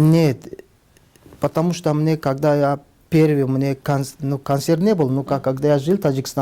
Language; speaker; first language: Russian; non-native, learner; Tajik